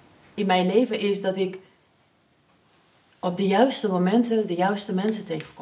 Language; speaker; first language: Dutch; early bilingual, other home language; Persian